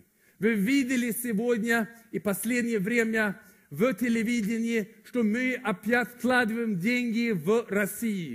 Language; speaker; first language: Russian; non-native, fluent; Swedish